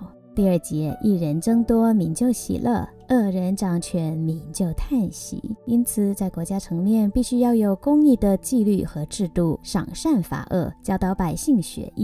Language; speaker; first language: Chinese; native; Chinese